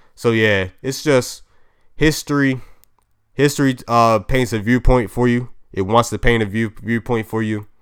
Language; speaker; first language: English; native; English